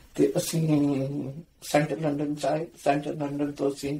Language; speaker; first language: Punjabi; native; Punjabi